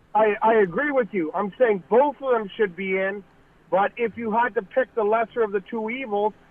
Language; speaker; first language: English; native; English